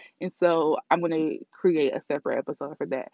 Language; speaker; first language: English; native; English